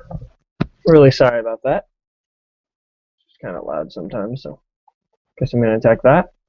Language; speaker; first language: English; native; English